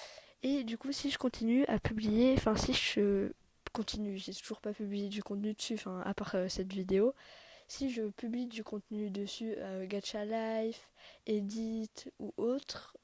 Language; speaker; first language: French; native; French